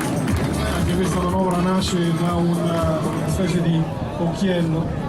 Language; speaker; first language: Italian; native; Italian